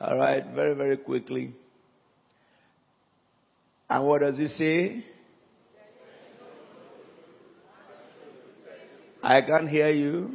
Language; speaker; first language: English; non-native, local second language; Yoruba